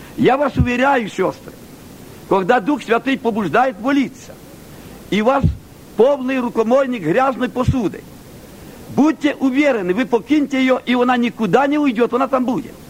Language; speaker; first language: Russian; non-native, local second language; Ukrainian